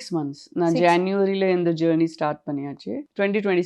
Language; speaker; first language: Tamil; non-native, fluent; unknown